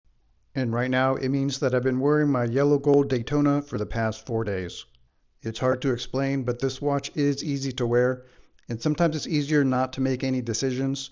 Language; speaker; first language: English; native; English